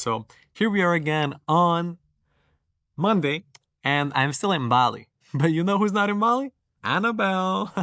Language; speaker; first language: English; non-native, fluent; Romanian